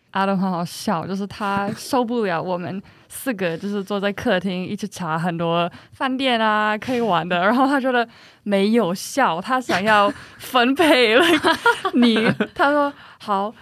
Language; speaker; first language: Chinese; non-native, fluent; English